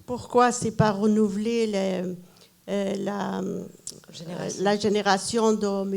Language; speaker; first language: French; non-native, fluent; Persian